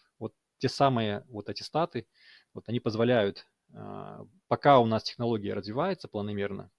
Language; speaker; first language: Russian; native; Russian